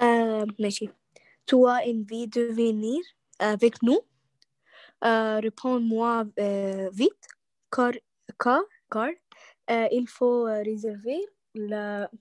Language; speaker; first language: French; non-native, learner; Arabic